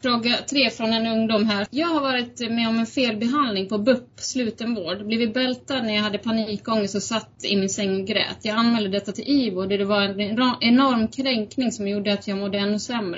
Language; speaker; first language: Swedish; native; Swedish